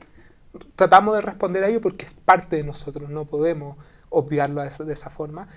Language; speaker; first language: Spanish; native; Spanish